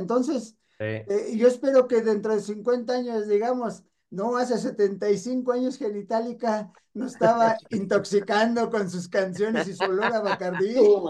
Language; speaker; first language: Spanish; native; Spanish